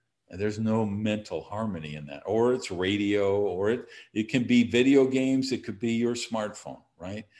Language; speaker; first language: English; native; English